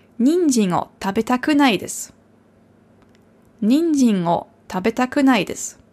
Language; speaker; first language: Japanese; non-native, fluent; German